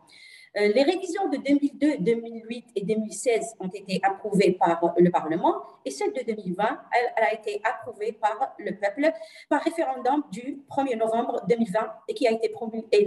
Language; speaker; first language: French; non-native, local second language; Arabic